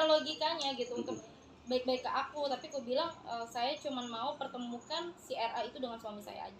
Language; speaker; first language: Indonesian; native; Indonesian